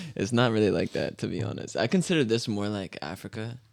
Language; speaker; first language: English; native; English